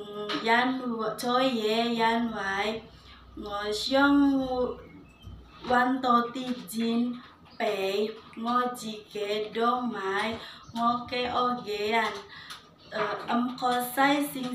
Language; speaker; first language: Cantonese; non-native, learner; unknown